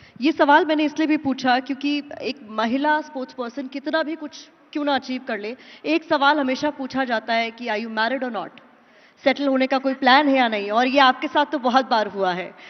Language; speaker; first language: Hindi; native; Hindi